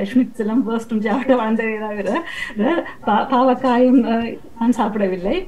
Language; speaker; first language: Tamil; early bilingual, heritage; Tamil